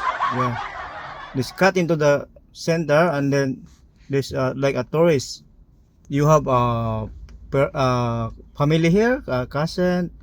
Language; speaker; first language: English; non-native, learner; Nepali